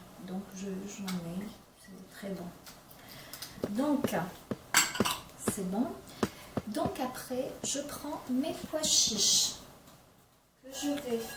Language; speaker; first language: French; non-native, local second language; Arabic